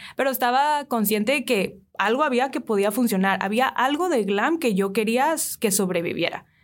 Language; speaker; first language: Spanish; early bilingual, heritage; Spanish